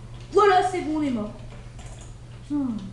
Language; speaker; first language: French; native; French